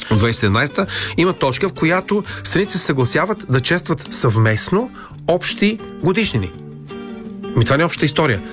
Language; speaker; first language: Bulgarian; native; Bulgarian